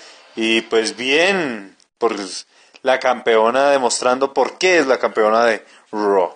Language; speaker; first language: Spanish; native; Spanish